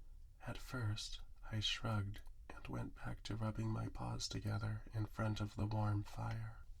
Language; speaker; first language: English; native; English